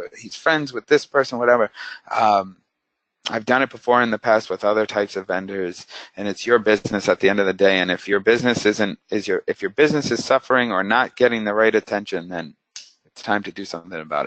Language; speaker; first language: English; native; English